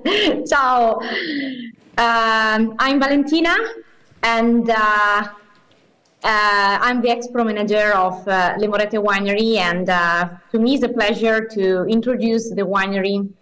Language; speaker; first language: English; non-native, fluent; Italian